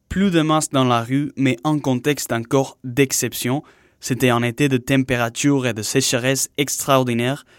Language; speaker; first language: French; non-native, fluent; Spanish